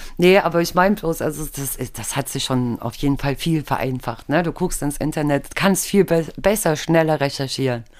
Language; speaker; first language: German; native; German